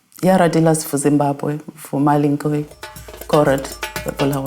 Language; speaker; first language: Russian; non-native, fluent; North Ndebele